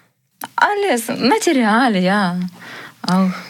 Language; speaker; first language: German; non-native, learner; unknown